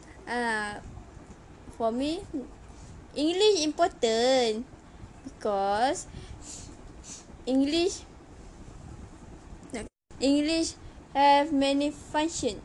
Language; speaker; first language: English; non-native, local second language; Malay